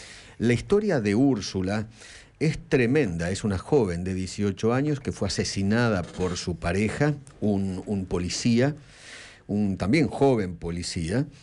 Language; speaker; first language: Spanish; native; Spanish